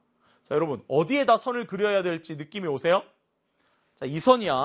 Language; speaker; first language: Korean; native; Korean